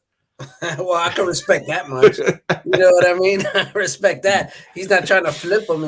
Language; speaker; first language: English; native; English